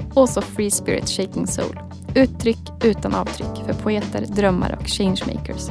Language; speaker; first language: Swedish; native; Swedish